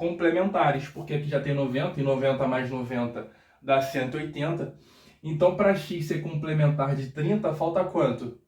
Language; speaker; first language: Portuguese; native; Portuguese